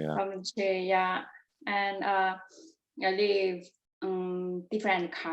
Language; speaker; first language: English; non-native, learner; Chinese